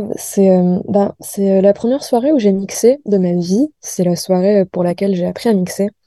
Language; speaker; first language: French; native; French